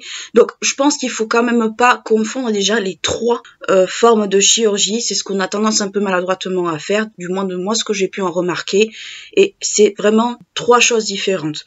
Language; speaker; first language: French; native; French